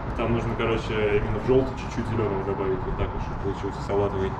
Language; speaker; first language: Russian; native; Russian